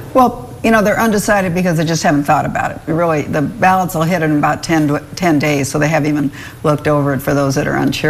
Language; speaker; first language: English; native; English